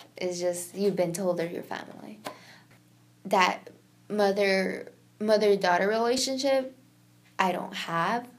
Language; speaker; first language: English; native; English